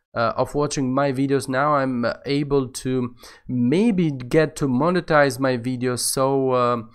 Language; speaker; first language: English; non-native, fluent; Albanian